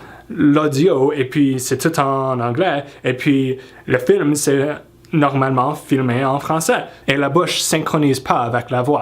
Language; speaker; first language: French; non-native, fluent; English